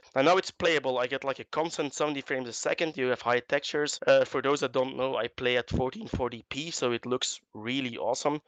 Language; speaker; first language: English; non-native, fluent; Dutch